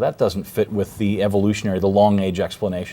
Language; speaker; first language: English; native; English